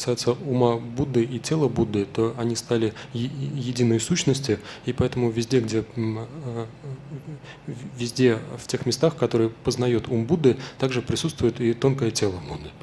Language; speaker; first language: Russian; native; Russian